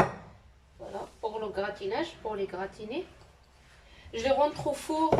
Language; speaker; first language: French; non-native, local second language; Arabic